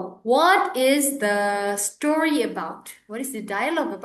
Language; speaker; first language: English; non-native, fluent; Indonesian